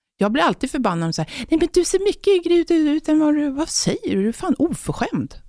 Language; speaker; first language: Swedish; native; Swedish